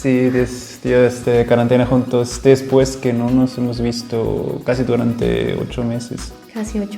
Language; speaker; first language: Spanish; non-native, fluent; German